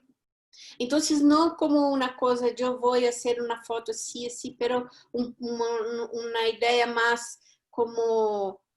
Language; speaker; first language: Spanish; non-native, fluent; Portuguese